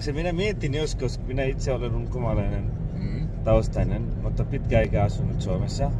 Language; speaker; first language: Finnish; non-native, learner; Bangla